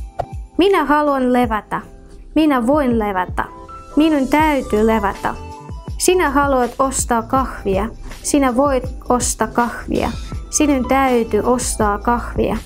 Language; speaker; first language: Finnish; non-native, fluent; Russian